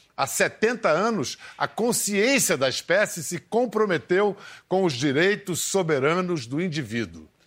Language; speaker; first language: Portuguese; native; Portuguese